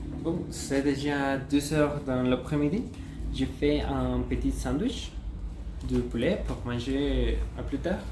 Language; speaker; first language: French; non-native, fluent; Spanish